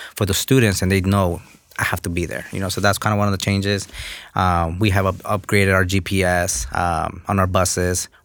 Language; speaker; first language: English; early bilingual, other home language; Spanish